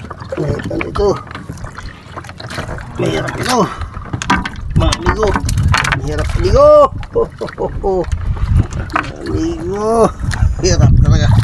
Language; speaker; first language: Filipino; non-native, local second language; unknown